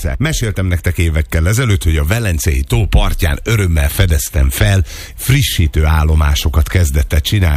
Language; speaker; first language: Hungarian; native; Hungarian